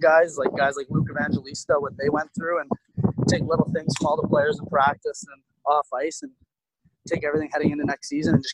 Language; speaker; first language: English; native; English